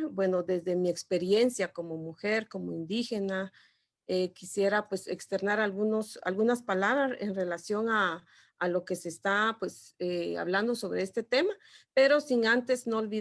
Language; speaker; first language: Spanish; non-native, local second language; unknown